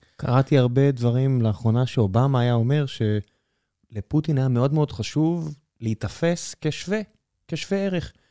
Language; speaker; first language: Hebrew; native; Hebrew